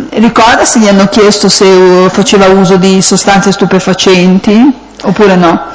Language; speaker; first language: Italian; native; Italian